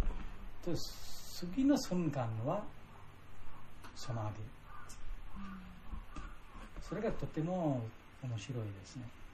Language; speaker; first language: Japanese; non-native, learner; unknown